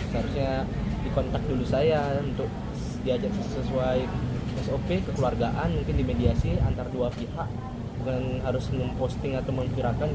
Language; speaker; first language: Indonesian; native; Indonesian